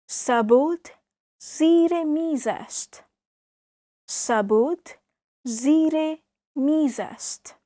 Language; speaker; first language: Persian; non-native, fluent; Urdu